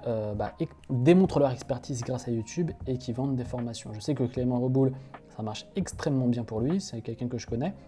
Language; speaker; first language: French; native; French